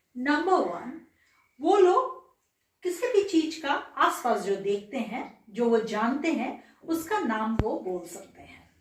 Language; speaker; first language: Hindi; non-native, local second language; Bangla